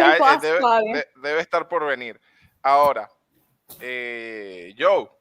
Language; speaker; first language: Spanish; native; Spanish